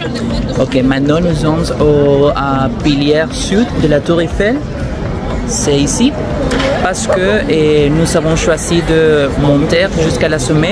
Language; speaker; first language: French; non-native, fluent; Spanish